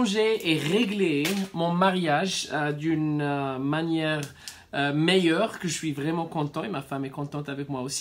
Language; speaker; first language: French; non-native, fluent; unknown